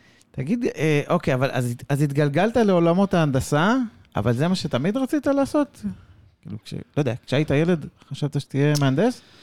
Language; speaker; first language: Hebrew; native; Hebrew